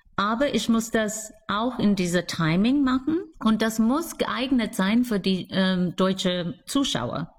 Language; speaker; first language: German; non-native, fluent; English